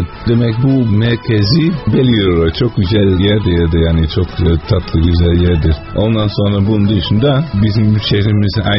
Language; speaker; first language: Turkish; non-native, fluent; Dutch